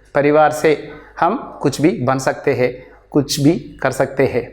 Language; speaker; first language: Hindi; non-native, local second language; Telugu